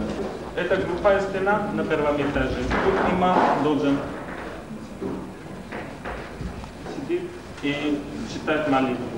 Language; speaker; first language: Russian; non-native, learner; Arabic